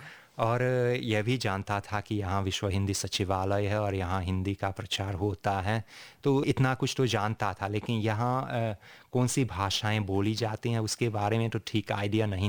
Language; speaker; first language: Hindi; non-native, fluent; Hungarian